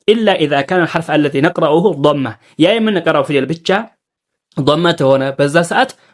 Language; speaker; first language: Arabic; non-native, fluent; Amharic